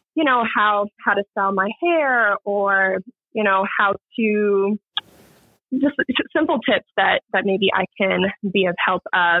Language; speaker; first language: English; native; English